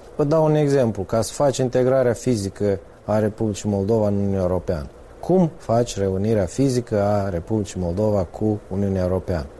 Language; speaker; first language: Romanian; native; Romanian